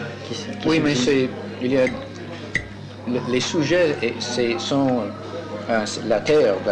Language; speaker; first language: French; non-native, fluent; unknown